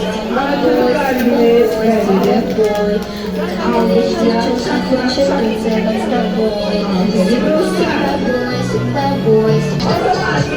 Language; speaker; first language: Turkish; non-native, learner; Azerbaijani